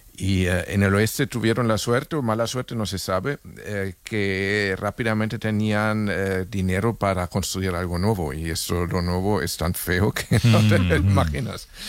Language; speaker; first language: Spanish; non-native, fluent; German